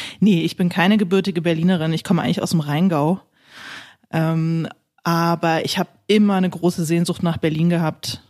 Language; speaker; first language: German; native; German